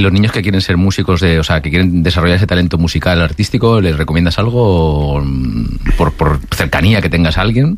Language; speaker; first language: Spanish; native; Spanish